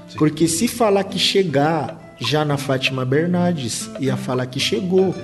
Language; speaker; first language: Portuguese; non-native, fluent; Lingala